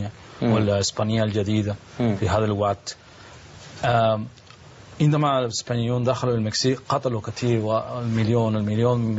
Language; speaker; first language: Arabic; non-native, learner; Spanish